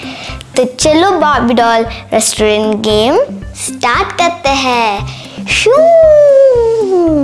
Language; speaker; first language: Hindi; native; Hindi